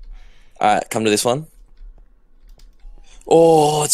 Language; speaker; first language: English; native; English